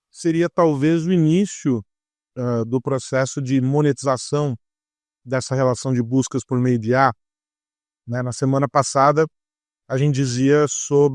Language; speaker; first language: Portuguese; native; Portuguese